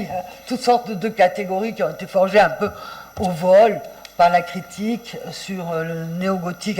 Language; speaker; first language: French; native; French